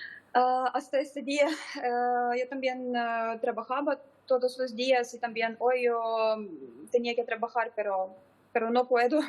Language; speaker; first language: Spanish; non-native, fluent; Ukrainian